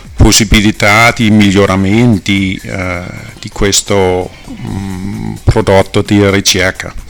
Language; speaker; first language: Italian; non-native, fluent; Danish